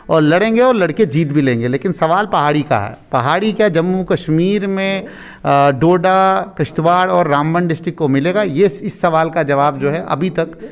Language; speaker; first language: Hindi; non-native, local second language; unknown